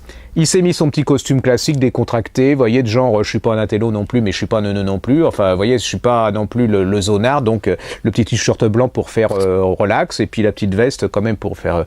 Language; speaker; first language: French; native; French